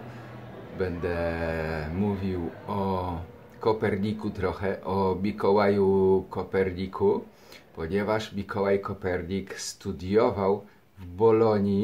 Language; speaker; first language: Polish; native; Polish